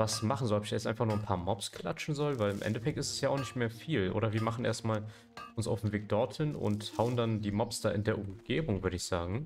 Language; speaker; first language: German; native; German